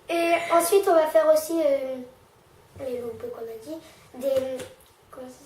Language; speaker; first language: French; native; French